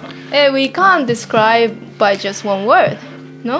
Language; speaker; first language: English; non-native, learner; Japanese